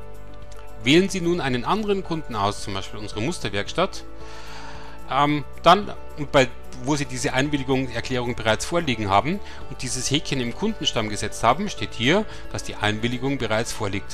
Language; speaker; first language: German; native; German